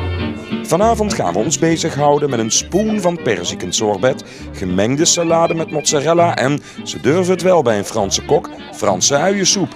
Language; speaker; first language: Dutch; native; Dutch